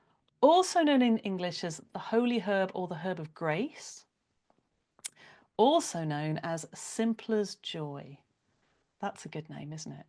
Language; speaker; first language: English; native; English